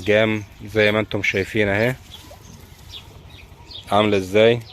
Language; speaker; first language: Arabic; native; Arabic